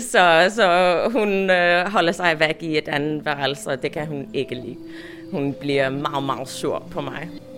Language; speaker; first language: Danish; non-native, fluent; English